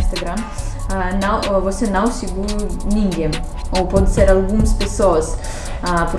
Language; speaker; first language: Portuguese; non-native, learner; Russian